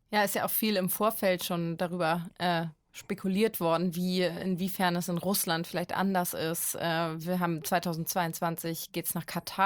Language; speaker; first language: German; native; German